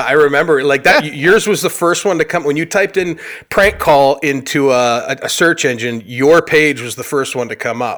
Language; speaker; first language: English; native; English